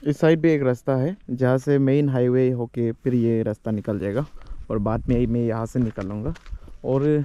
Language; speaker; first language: Hindi; non-native, local second language; Adi